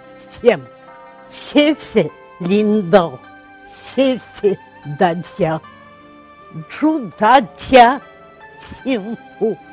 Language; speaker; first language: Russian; native; Russian